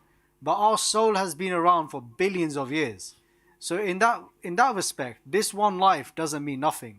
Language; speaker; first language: English; non-native, local second language; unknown